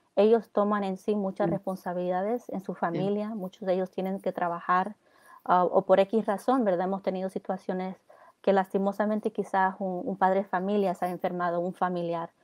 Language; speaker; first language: Spanish; early bilingual, heritage; Spanish